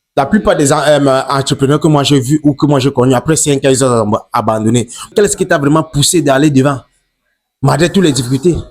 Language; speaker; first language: French; non-native, local second language; English